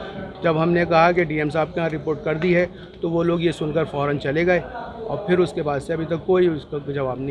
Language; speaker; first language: Hindi; native; Hindi